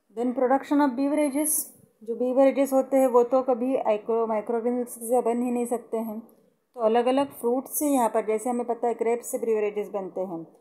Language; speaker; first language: Hindi; non-native, local second language; Marathi